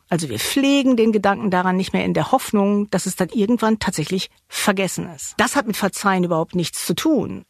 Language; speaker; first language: German; native; German